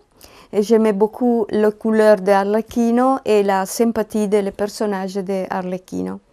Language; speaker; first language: French; non-native, learner; Italian